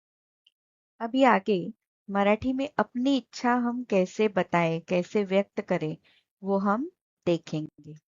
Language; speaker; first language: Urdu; non-native, local second language; Marathi